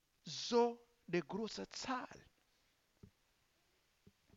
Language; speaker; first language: German; non-native, learner; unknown